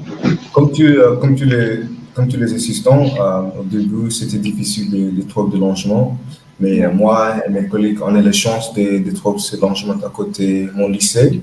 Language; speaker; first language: French; non-native, learner; English